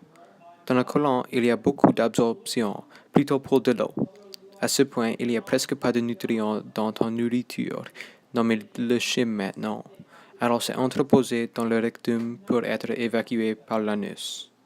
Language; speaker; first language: French; non-native, local second language; English